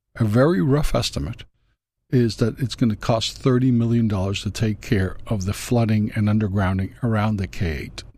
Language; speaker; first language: English; non-native, fluent; Spanish